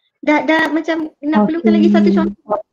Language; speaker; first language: Malay; native; Malay